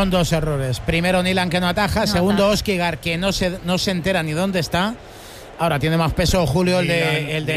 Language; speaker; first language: Spanish; native; Spanish